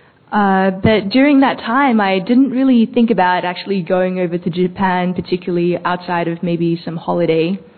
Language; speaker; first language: English; early bilingual, other home language; Chinese